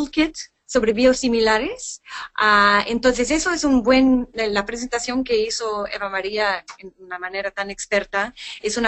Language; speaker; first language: Spanish; non-native, fluent; English